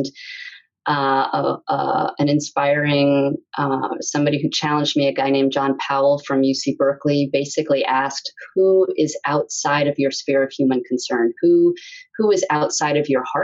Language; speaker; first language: English; native; English